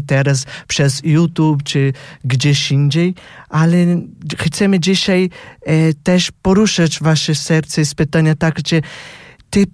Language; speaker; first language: Polish; non-native, fluent; Portuguese